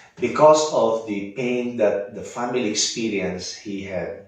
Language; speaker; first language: English; non-native, local second language; Filipino